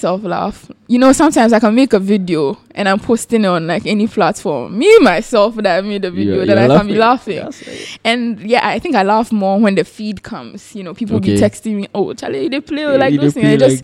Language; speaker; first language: English; non-native, local second language; Akan